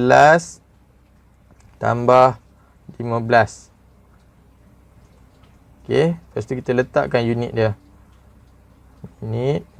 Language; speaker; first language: Malay; native; Malay